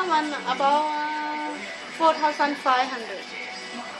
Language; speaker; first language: English; non-native, learner; Thai